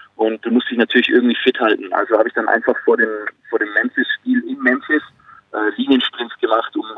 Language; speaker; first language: German; native; German